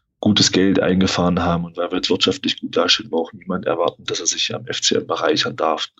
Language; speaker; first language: German; native; German